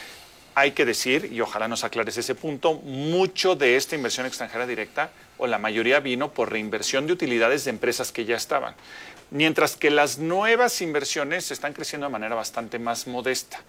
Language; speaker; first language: Spanish; native; Spanish